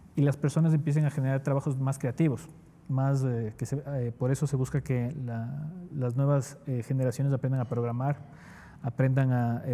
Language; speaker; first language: Spanish; native; Spanish